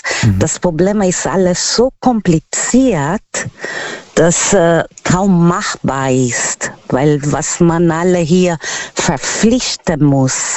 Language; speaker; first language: German; non-native, learner; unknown